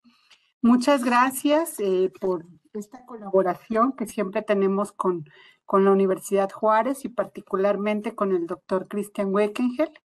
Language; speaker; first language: Spanish; native; Spanish